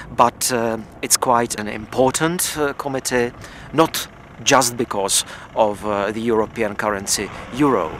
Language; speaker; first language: English; non-native, fluent; Czech